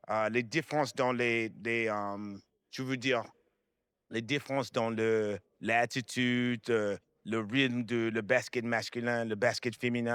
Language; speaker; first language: French; non-native, fluent; English